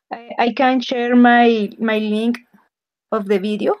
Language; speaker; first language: English; non-native, learner; Spanish